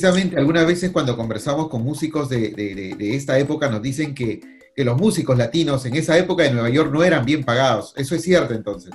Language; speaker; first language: Spanish; native; Spanish